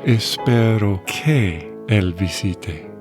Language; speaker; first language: Spanish; non-native, fluent; English